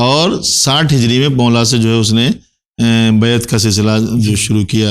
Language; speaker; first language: Urdu; native; Urdu